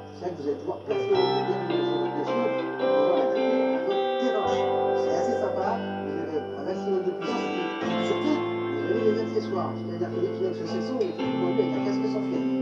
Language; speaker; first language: French; native; French